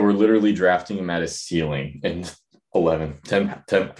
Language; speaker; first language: English; native; English